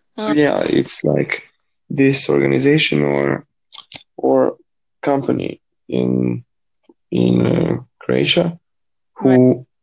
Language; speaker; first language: English; non-native, fluent; Croatian